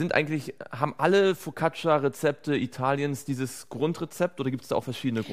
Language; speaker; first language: German; native; German